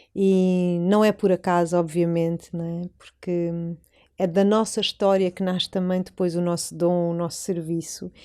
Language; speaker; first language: Portuguese; native; Portuguese